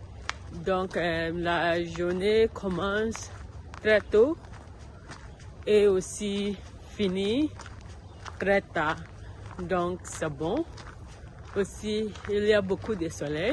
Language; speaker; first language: French; non-native, learner; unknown